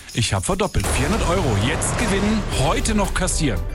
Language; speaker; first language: German; native; German